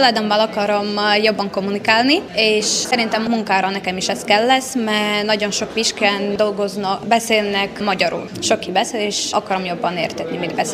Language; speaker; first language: Hungarian; non-native, learner; Ukrainian